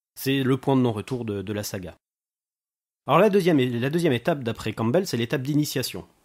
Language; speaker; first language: French; native; French